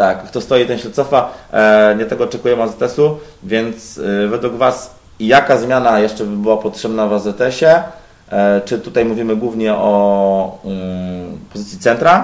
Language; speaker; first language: Polish; native; Polish